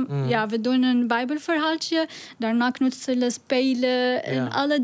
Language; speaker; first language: Dutch; non-native, learner; Arabic